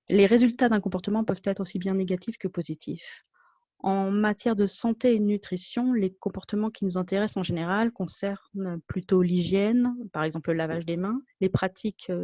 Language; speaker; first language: French; native; French